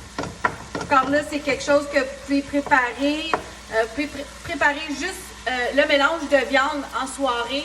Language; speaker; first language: French; native; French